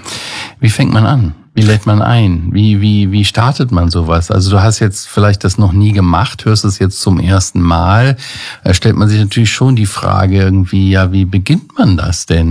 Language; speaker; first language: German; native; German